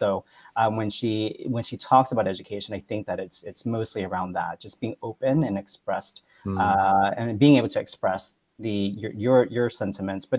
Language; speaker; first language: English; early bilingual, other home language; Vietnamese